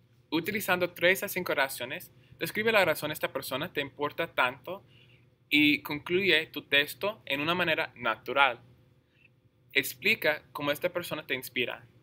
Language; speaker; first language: Spanish; non-native, fluent; English